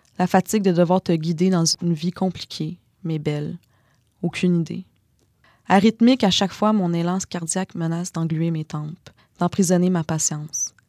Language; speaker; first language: French; native; French